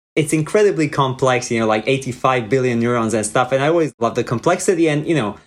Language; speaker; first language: English; non-native, fluent; Croatian